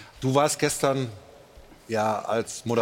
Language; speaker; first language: German; native; German